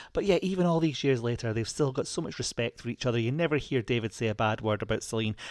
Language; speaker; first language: English; native; English